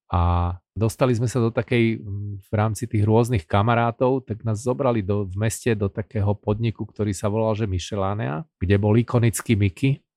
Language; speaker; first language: Slovak; native; Slovak